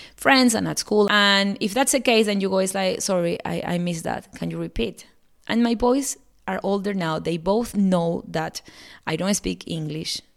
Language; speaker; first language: English; non-native, fluent; Spanish